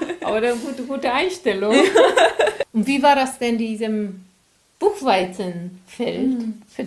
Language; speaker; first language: German; non-native, learner; Korean